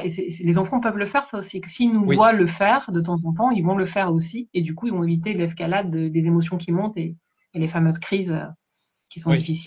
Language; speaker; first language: French; native; French